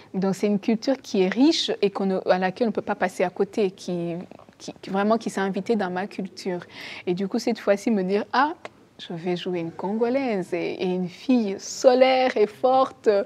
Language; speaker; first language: French; non-native, local second language; Kinyarwanda